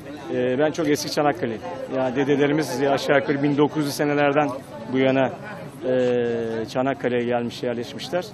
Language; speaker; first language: Turkish; native; Turkish